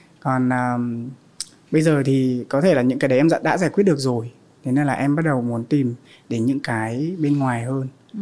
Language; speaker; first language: Vietnamese; native; Vietnamese